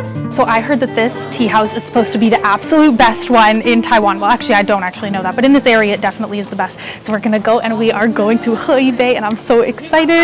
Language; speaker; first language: English; native; English